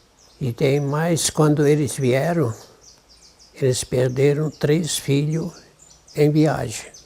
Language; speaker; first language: Portuguese; non-native, local second language; German